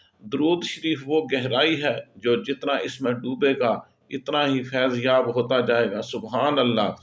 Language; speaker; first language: Urdu; native; Urdu